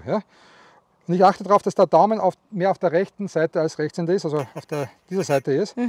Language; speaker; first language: German; native; German